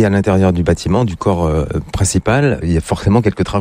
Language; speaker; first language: French; native; French